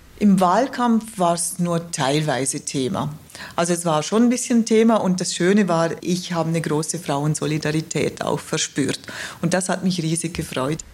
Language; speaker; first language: German; native; German